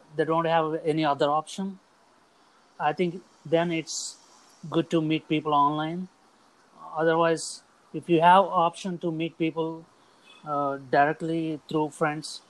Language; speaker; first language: English; non-native, local second language; Telugu